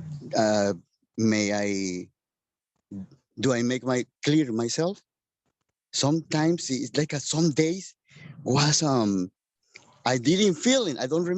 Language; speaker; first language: English; non-native, learner; Spanish